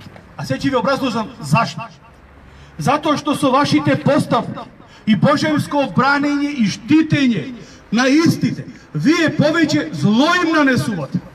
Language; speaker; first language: Macedonian; native; Macedonian